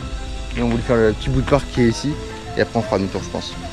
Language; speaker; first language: French; native; French